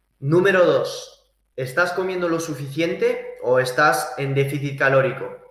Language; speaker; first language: Spanish; early bilingual, heritage; Spanish